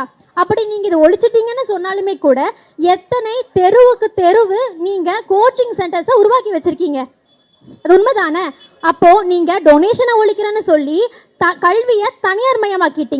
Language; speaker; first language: Tamil; native; Tamil